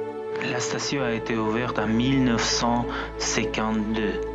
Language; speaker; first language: French; non-native, fluent; Russian